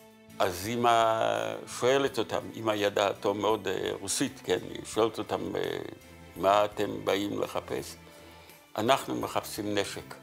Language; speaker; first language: Hebrew; non-native, fluent; Yiddish